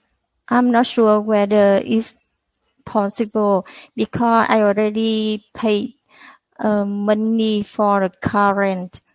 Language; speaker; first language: English; non-native, learner; Vietnamese